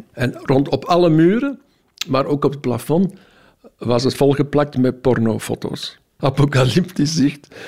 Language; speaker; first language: Dutch; native; Dutch